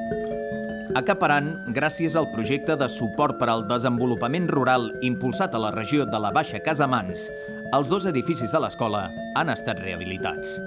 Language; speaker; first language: Catalan; native; Catalan